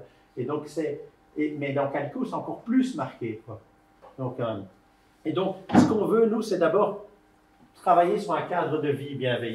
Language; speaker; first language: French; native; French